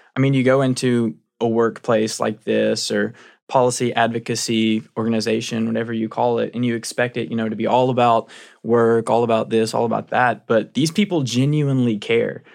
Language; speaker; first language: English; native; English